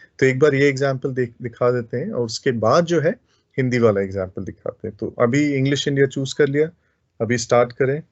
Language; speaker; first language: Hindi; native; Hindi